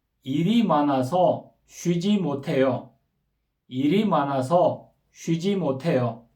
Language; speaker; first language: Korean; non-native, fluent; Kyrgyz